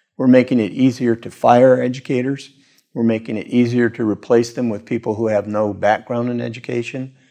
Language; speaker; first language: English; native; English